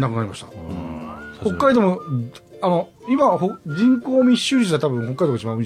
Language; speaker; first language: Japanese; native; Japanese